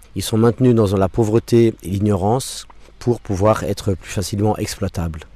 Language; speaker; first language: French; non-native, local second language; English